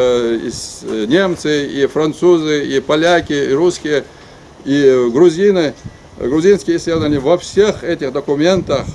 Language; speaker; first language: Russian; non-native, local second language; Ingush